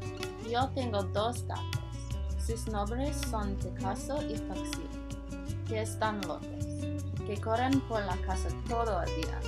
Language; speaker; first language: Spanish; non-native, learner; English